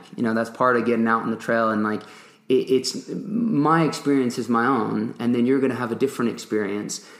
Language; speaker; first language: English; early bilingual, other home language; French